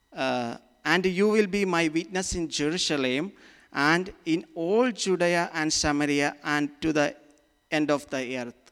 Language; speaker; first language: English; non-native, local second language; Malayalam